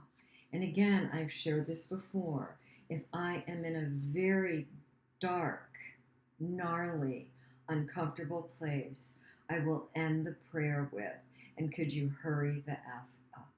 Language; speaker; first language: English; native; English